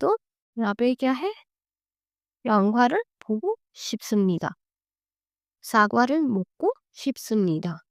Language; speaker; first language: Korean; non-native, learner; Hindi